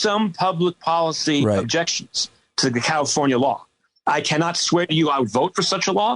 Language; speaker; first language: English; native; English